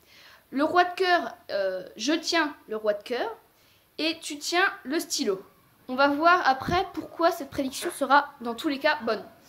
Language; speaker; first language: French; native; French